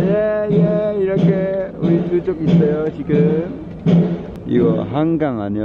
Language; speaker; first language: Korean; non-native, learner; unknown